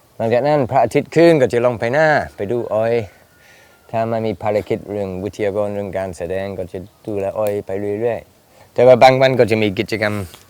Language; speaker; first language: Thai; non-native, fluent; English